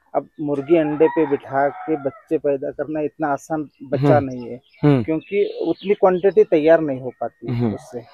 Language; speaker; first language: Hindi; non-native, local second language; Marathi